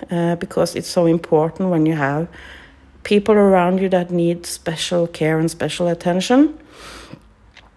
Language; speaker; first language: English; non-native, fluent; Norwegian